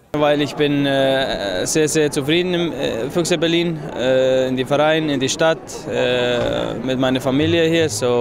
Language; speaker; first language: German; non-native, fluent; Icelandic